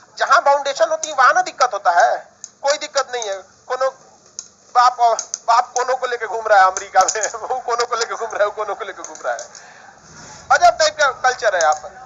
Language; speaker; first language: Hindi; native; Hindi